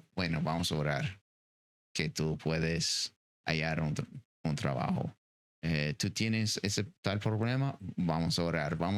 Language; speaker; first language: Spanish; non-native, fluent; English